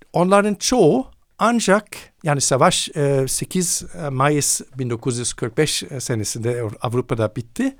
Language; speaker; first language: Turkish; non-native, fluent; German